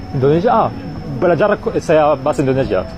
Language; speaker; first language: Indonesian; non-native, learner; English